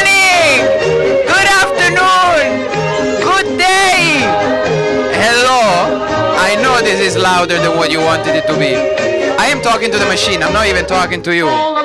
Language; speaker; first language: English; non-native, fluent; Italian